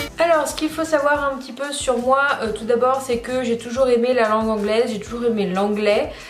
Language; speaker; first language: French; native; French